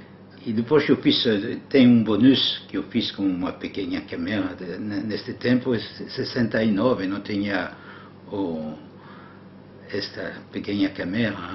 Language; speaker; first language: Portuguese; non-native, learner; French